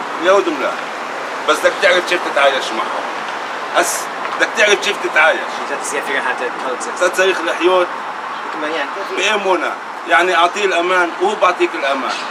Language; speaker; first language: Arabic; native; Arabic